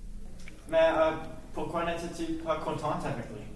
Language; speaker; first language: French; non-native, learner; English